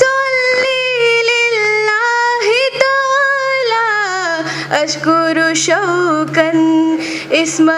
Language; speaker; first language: Arabic; non-native, learner; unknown